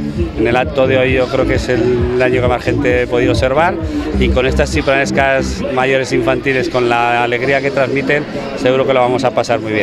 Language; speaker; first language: Spanish; native; Spanish